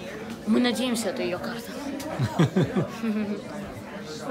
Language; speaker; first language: Russian; early bilingual, heritage; Russian